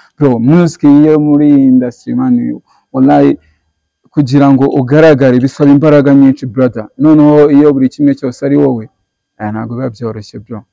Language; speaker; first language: Kinyarwanda; native; Kinyarwanda